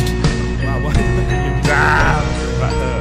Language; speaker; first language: English; native; English